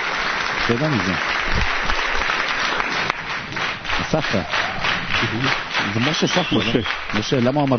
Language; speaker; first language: Spanish; non-native, learner; Hebrew